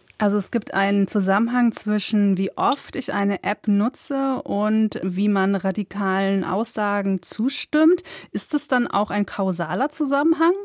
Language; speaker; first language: German; native; German